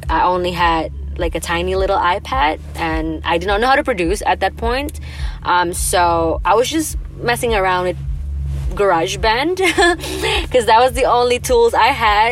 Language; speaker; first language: English; non-native, fluent; Indonesian